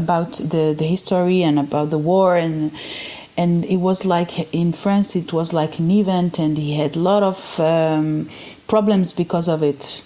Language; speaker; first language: English; non-native, fluent; Arabic